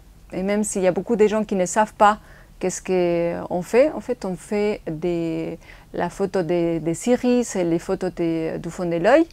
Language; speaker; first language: French; non-native, fluent; Spanish